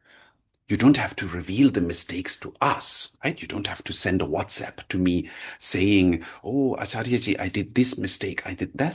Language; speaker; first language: English; non-native, fluent; German